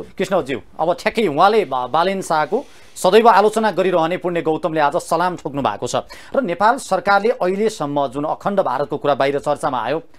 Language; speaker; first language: Nepali; native; Nepali